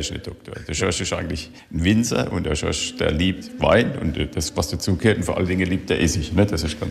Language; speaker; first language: German; native; German